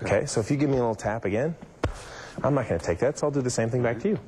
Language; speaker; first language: English; native; English